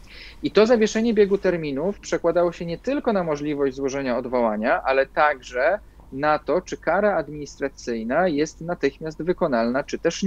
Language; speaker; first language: Polish; native; Polish